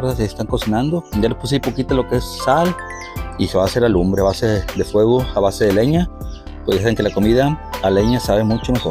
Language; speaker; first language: Spanish; native; Spanish